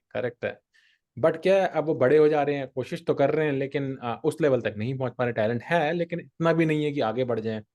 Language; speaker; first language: Hindi; native; Hindi